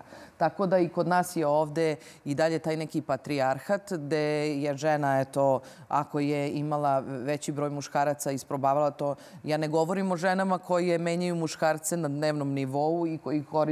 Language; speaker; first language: Serbian; native; Serbian